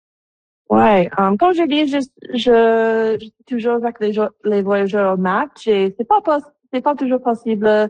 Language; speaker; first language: French; non-native, local second language; English